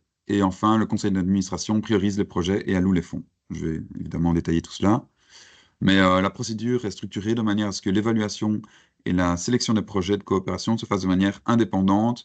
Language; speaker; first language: French; native; French